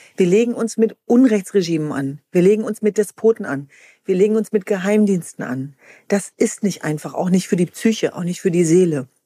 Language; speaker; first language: German; early bilingual, other home language; Kurdish